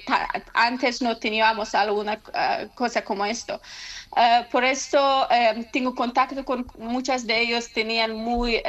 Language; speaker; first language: Spanish; non-native, learner; Persian